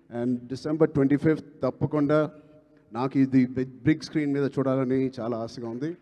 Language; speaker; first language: Telugu; native; Telugu